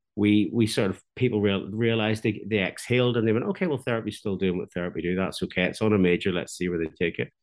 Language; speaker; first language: English; native; English